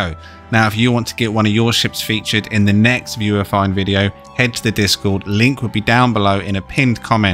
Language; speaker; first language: English; native; English